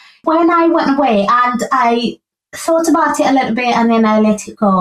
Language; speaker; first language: English; non-native, local second language; Ganda